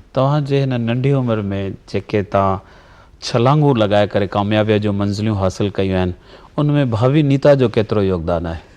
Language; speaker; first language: Sindhi; early bilingual, heritage; Sindhi